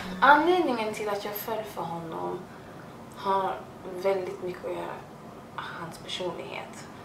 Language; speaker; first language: Swedish; early bilingual, other home language; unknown